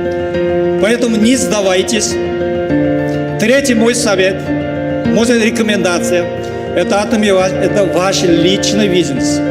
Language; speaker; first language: Russian; non-native, learner; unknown